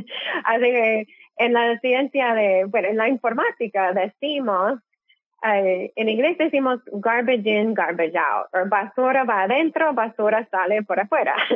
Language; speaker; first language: Spanish; non-native, fluent; English